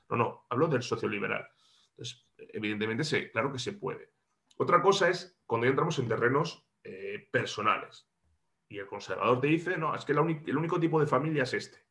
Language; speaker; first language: Spanish; native; Spanish